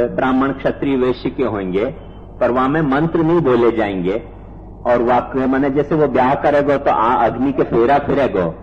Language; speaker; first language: Hindi; native; Hindi